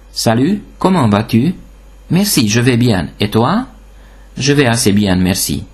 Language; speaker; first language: French; non-native, fluent; Hungarian